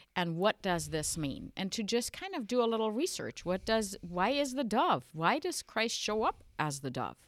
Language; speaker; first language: English; non-native, fluent; German